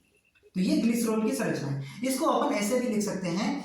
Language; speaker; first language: Hindi; native; Hindi